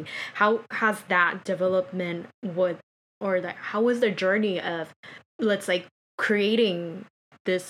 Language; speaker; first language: English; non-native, fluent; Japanese